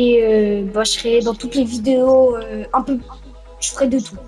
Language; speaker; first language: French; native; French